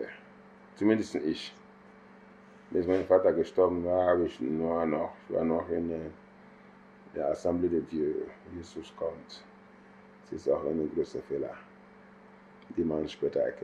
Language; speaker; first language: German; non-native, fluent; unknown